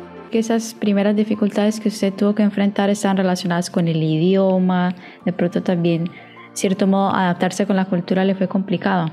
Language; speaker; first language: Spanish; native; Spanish